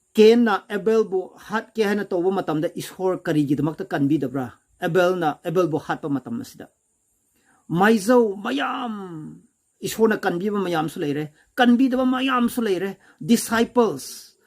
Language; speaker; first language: Manipuri; non-native, local second language; Rongmei Naga